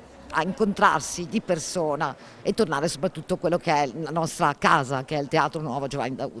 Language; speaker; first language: Italian; native; Italian